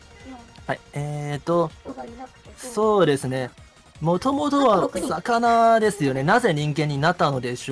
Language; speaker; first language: Japanese; native; Japanese